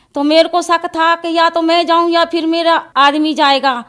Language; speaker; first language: Hindi; native; Hindi